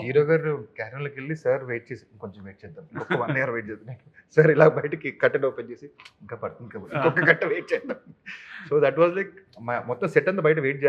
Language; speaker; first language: Telugu; native; Telugu